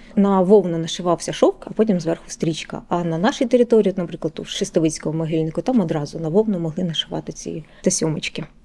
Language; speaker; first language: Ukrainian; native; Ukrainian